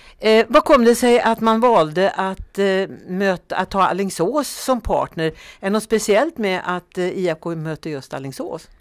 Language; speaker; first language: Swedish; native; Swedish